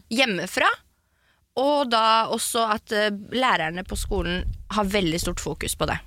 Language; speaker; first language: Norwegian; early bilingual, other home language; French